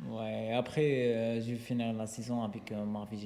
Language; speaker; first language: French; non-native, learner; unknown